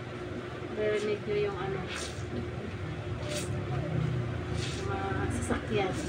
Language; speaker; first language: Filipino; native; Filipino